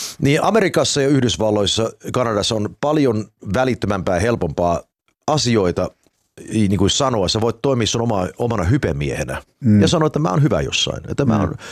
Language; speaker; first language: Finnish; early bilingual, heritage; Finnish